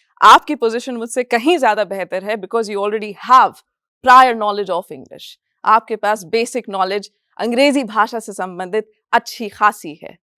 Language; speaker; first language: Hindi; non-native, fluent; English